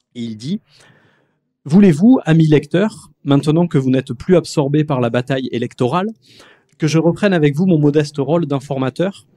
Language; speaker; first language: French; native; French